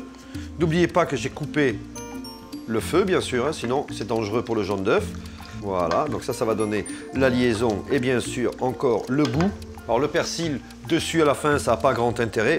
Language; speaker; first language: French; native; French